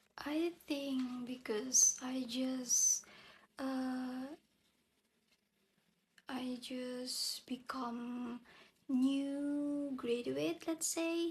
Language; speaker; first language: English; non-native, learner; Indonesian